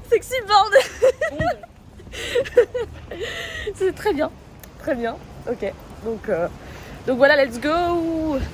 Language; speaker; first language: French; native; French